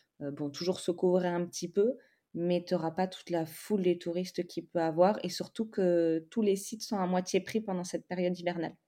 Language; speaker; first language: French; native; French